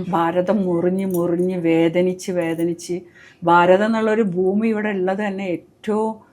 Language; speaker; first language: Malayalam; native; Malayalam